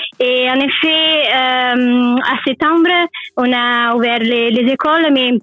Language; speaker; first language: French; non-native, learner; Italian